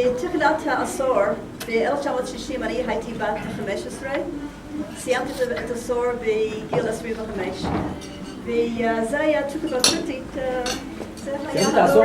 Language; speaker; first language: Hebrew; non-native, fluent; English